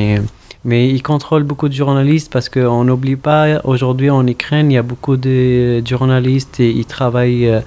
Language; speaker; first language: French; non-native, fluent; Arabic